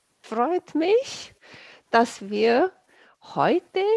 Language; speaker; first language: German; non-native, fluent; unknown